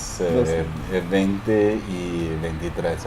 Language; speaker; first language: Spanish; non-native, learner; Danish